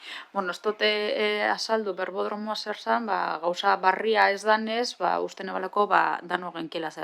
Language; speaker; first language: Basque; native; Basque